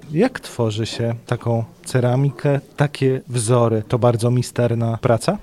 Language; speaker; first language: Polish; native; Polish